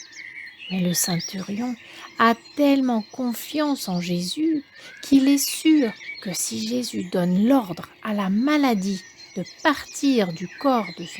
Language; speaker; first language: French; native; French